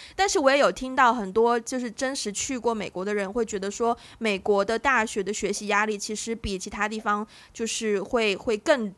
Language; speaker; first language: Chinese; native; Chinese